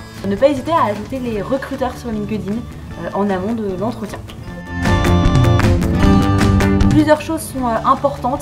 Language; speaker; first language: French; native; French